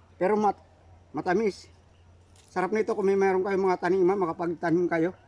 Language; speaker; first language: Filipino; non-native, local second language; Cebuano